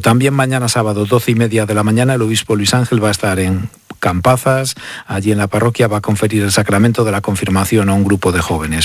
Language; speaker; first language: Spanish; native; Spanish